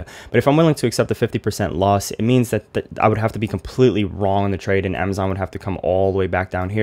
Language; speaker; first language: English; native; English